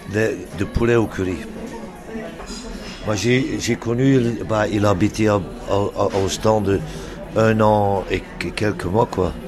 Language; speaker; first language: French; non-native, local second language; Dutch